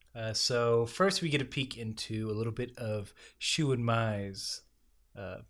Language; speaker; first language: English; native; English